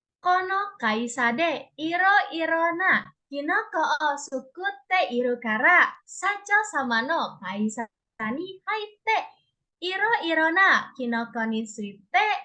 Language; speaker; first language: Japanese; non-native, learner; Indonesian